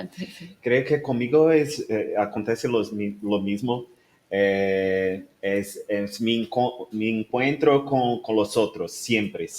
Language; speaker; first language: Spanish; non-native, learner; Portuguese